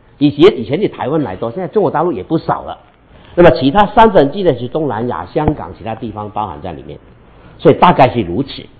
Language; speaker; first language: Chinese; non-native, local second language; Cantonese